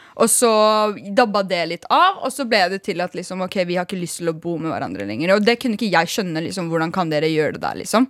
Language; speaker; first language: Norwegian; early bilingual, other home language; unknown